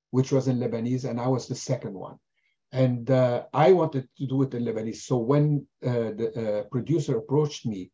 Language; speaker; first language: English; non-native, fluent; German